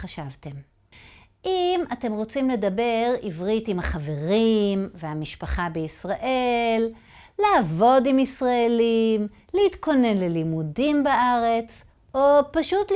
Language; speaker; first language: Hebrew; native; Hebrew